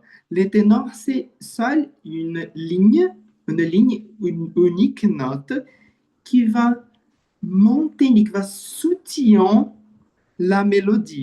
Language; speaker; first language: French; non-native, learner; Portuguese